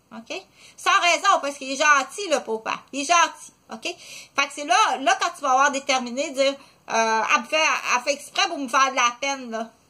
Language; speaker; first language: French; native; French